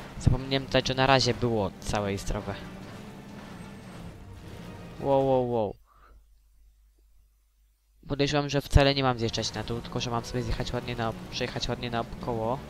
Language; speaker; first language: Polish; native; Polish